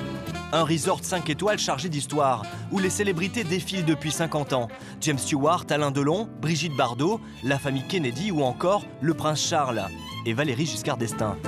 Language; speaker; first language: French; native; French